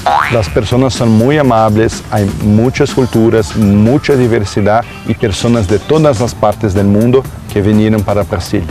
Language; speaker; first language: Spanish; non-native, fluent; Portuguese